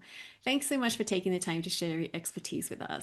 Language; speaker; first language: English; native; English